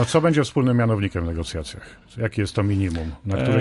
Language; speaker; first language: Polish; native; Polish